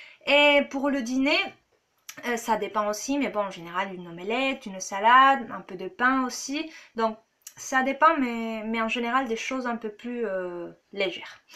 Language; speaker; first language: French; non-native, fluent; Spanish